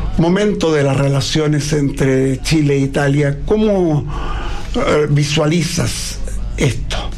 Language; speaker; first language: Spanish; native; Spanish